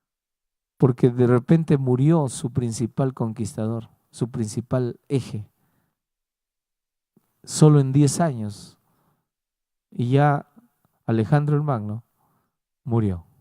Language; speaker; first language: Spanish; native; Spanish